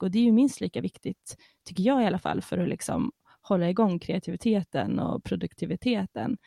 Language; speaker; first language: Swedish; native; Swedish